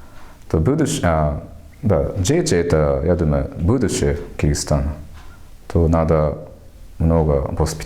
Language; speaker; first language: Russian; non-native, learner; Japanese